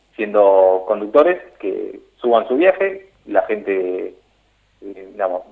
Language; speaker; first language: Spanish; native; Spanish